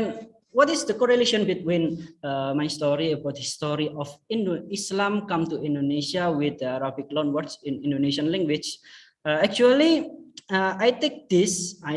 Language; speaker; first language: English; non-native, fluent; Indonesian